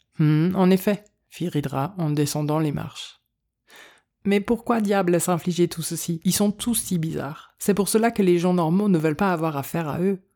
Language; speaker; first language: French; native; French